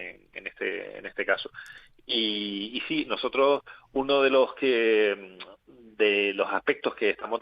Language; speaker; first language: Spanish; native; Spanish